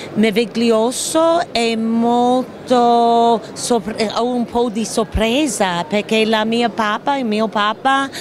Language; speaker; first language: Italian; non-native, learner; English